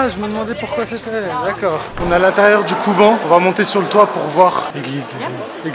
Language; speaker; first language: French; native; French